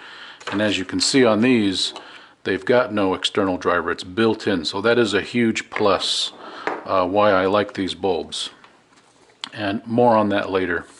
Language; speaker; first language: English; native; English